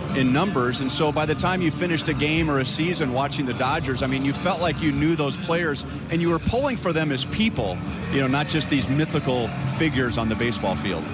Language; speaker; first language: English; native; English